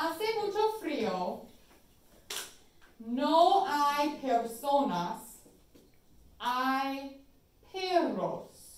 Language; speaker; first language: Spanish; non-native, fluent; English